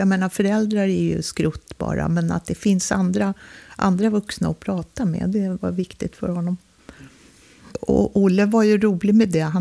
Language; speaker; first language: Swedish; native; Swedish